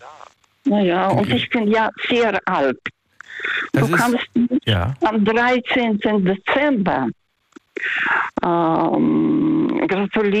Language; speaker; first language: German; non-native, learner; Russian